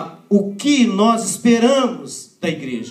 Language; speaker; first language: Portuguese; native; Portuguese